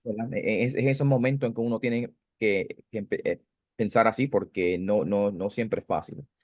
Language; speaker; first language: Spanish; early bilingual, heritage; Spanish